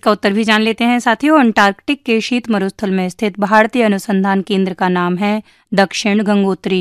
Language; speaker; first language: Hindi; native; Hindi